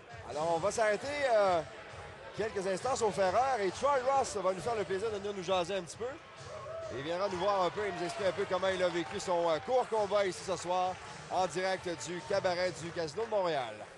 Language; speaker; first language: French; native; French